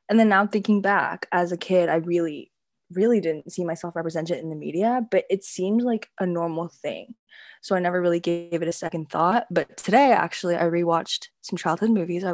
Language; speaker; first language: English; native; English